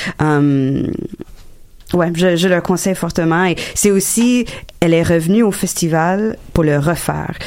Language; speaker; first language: French; non-native, local second language; English